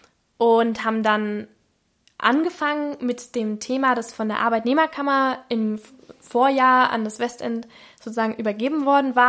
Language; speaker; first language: German; native; German